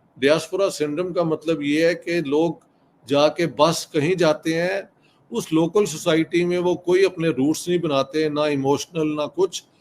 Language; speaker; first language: Urdu; non-native, local second language; Punjabi